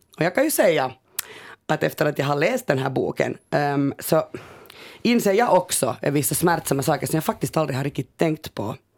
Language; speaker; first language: Swedish; native; Swedish